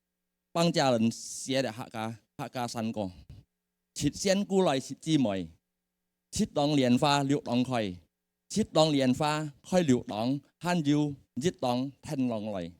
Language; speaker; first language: Chinese; early bilingual, heritage; Hakka Chinese